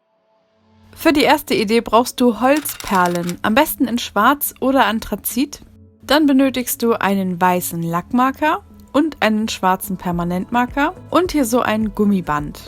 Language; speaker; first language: German; native; German